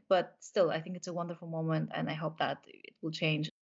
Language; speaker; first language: English; non-native, fluent; Polish